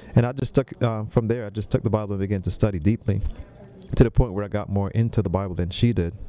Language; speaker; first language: English; native; English